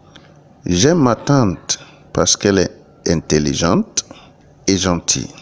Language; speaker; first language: French; non-native, learner; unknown